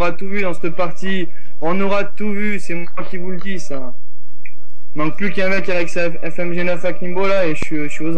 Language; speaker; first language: French; native; French